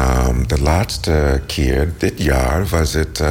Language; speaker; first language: Dutch; non-native, learner; English